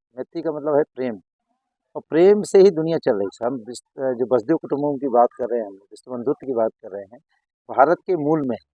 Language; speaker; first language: Hindi; native; Hindi